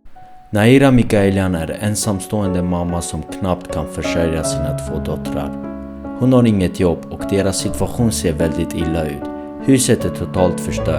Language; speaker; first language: Swedish; early bilingual, other home language; Armenian